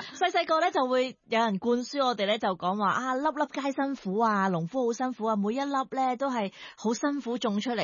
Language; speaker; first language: Cantonese; native; Cantonese